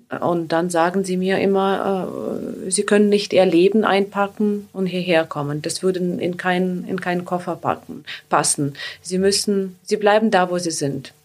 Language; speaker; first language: German; non-native, fluent; Ukrainian